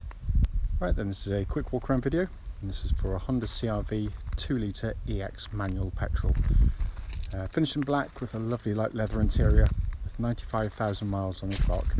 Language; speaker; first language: English; native; English